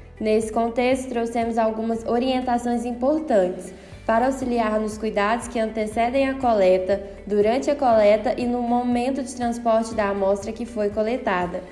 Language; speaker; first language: Portuguese; native; Portuguese